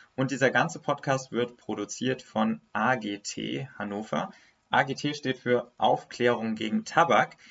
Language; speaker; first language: German; native; German